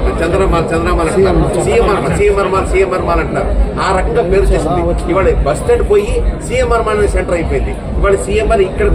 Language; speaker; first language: Telugu; native; Telugu